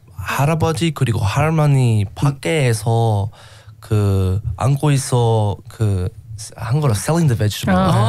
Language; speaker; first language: Korean; non-native, learner; English